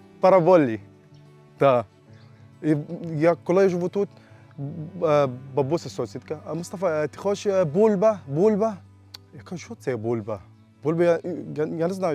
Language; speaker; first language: Ukrainian; non-native, learner; Arabic